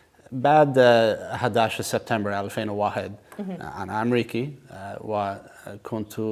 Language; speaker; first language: Arabic; non-native, learner; English